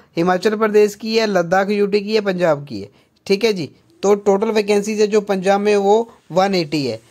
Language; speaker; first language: Hindi; non-native, local second language; Punjabi